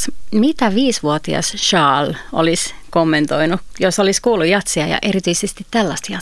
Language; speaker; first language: Finnish; native; Finnish